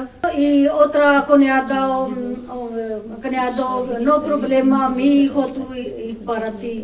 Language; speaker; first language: Spanish; non-native, learner; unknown